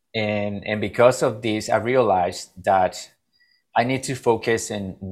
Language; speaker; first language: English; non-native, fluent; Spanish